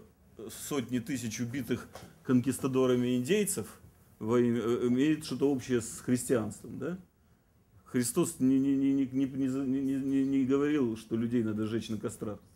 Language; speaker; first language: Russian; native; Russian